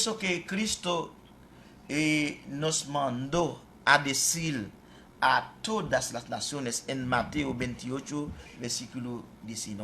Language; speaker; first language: Spanish; non-native, fluent; Haitian Creole